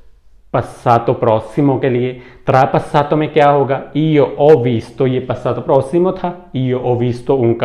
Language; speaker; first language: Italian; non-native, fluent; Urdu